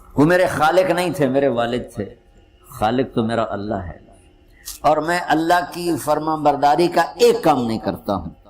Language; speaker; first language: Urdu; non-native, local second language; Punjabi